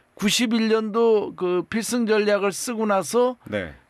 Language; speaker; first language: Korean; native; Korean